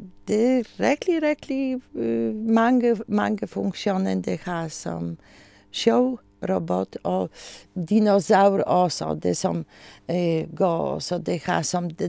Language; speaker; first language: Danish; non-native, learner; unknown